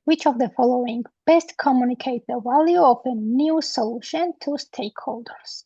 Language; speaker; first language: English; non-native, fluent; Georgian